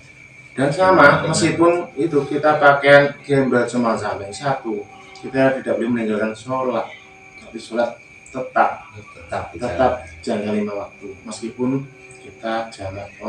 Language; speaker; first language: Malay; non-native, local second language; Javanese